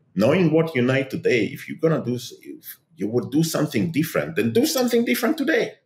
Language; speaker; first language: English; non-native, fluent; Hebrew